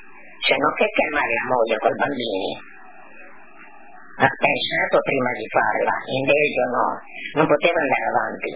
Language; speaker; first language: Italian; non-native, local second language; Friulian